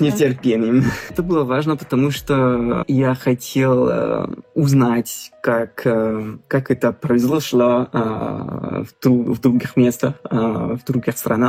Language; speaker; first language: Russian; non-native, fluent; French